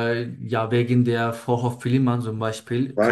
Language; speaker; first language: German; non-native, learner; Turkish